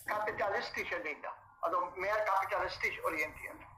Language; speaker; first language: German; non-native, fluent; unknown